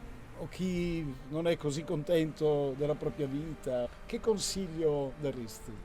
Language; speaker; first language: Italian; native; Italian